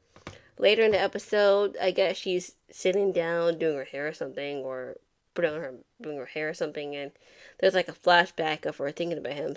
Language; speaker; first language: English; native; English